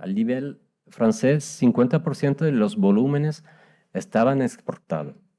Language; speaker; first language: Spanish; non-native, fluent; French